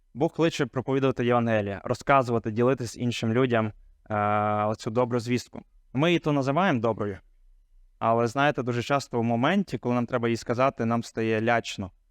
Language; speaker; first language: Ukrainian; non-native, local second language; Hungarian